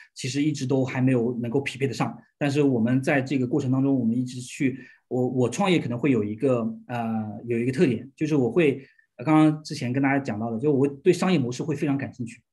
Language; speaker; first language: Chinese; native; Chinese